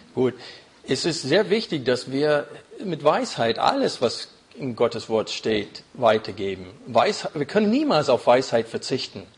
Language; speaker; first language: German; non-native, fluent; English